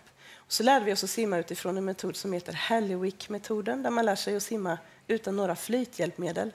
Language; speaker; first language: Swedish; native; Swedish